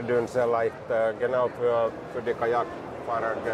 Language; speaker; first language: German; non-native, fluent; Finnish